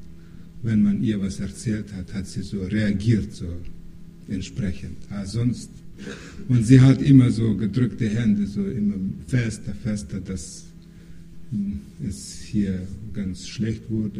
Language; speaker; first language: German; non-native, fluent; Russian